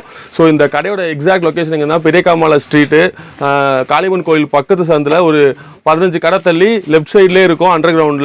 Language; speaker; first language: Tamil; native; Tamil